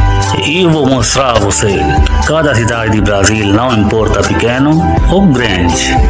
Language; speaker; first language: Portuguese; non-native, learner; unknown